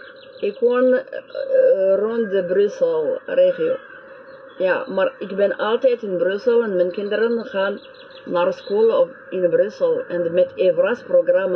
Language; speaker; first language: Dutch; non-native, learner; French